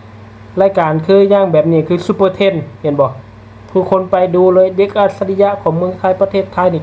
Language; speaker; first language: Thai; non-native, local second language; Lao